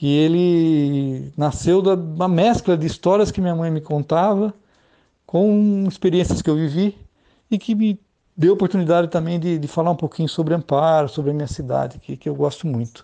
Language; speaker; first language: Portuguese; native; Portuguese